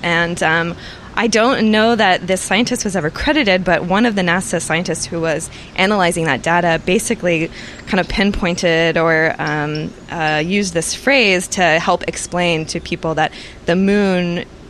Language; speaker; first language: English; native; English